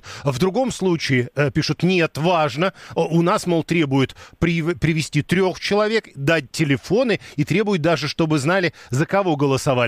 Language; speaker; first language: Russian; native; Russian